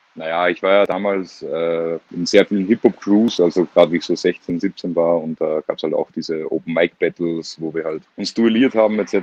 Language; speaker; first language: German; native; German